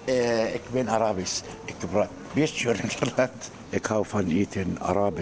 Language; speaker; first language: Dutch; non-native, learner; Arabic